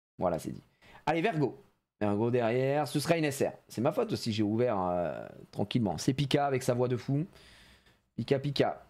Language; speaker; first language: French; native; French